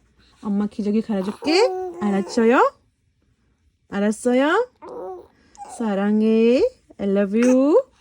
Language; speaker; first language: Korean; non-native, learner; Odia